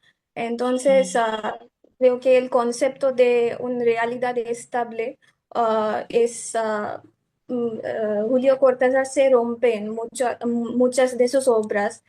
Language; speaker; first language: Spanish; non-native, fluent; Bangla